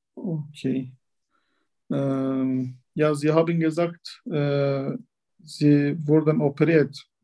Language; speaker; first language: German; non-native, learner; Turkish